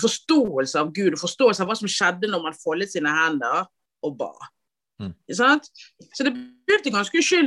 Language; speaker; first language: Norwegian; native; Norwegian